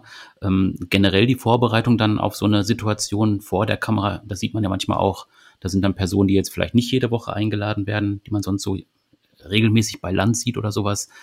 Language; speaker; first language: German; native; German